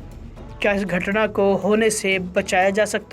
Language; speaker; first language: Hindi; native; Hindi